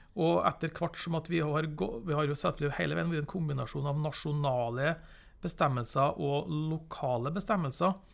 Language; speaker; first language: Norwegian; native; Norwegian